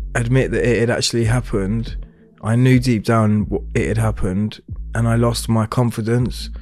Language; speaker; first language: English; native; English